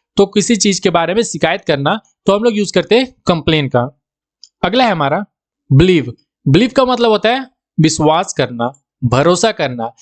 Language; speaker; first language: Hindi; native; Hindi